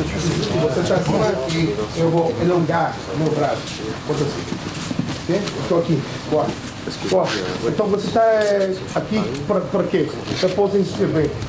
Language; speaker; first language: Portuguese; non-native, learner; English